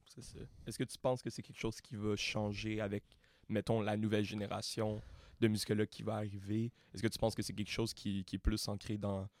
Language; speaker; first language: French; native; French